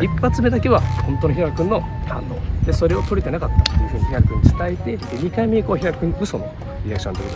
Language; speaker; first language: Japanese; native; Japanese